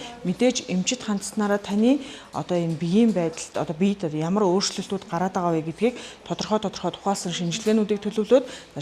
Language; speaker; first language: Mongolian; native; Mongolian